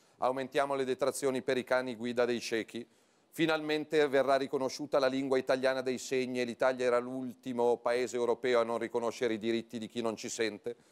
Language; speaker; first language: Italian; native; Italian